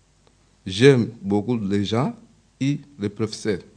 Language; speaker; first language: French; non-native, learner; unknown